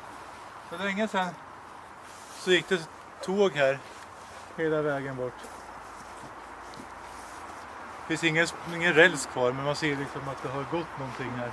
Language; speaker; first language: Swedish; native; Swedish